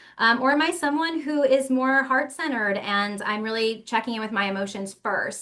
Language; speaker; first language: English; native; English